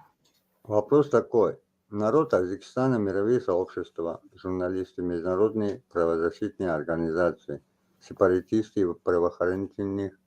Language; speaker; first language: Russian; non-native, local second language; Tajik